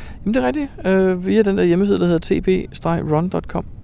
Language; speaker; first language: Danish; native; Danish